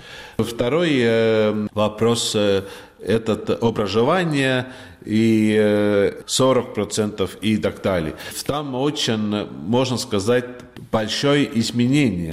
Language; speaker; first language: Russian; non-native, learner; Estonian